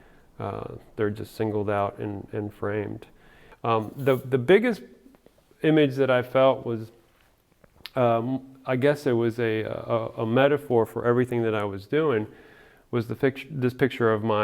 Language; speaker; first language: English; early bilingual, other home language; Spanish